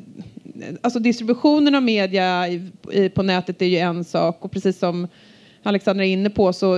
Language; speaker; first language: Swedish; native; Swedish